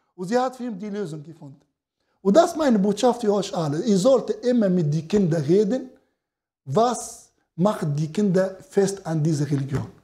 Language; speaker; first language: German; non-native, learner; Arabic